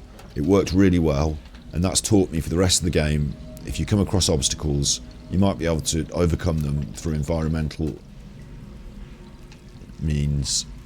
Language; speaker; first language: English; native; English